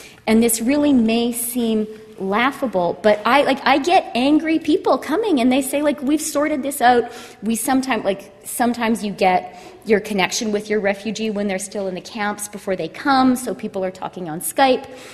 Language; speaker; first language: English; native; English